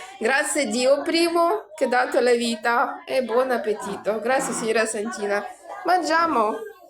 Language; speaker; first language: Italian; non-native, learner; Ukrainian